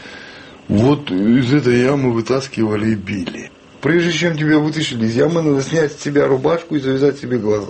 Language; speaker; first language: Russian; non-native, local second language; Chechen